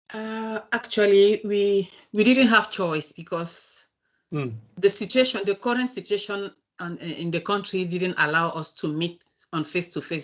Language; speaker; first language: English; non-native, learner; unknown